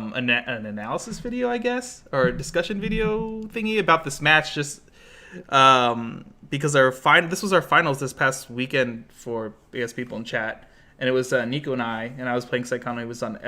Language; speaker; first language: English; native; English